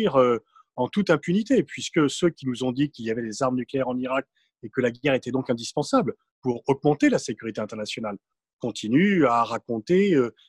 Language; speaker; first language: French; native; French